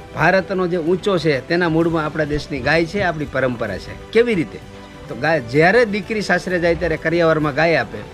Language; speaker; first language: Gujarati; native; Gujarati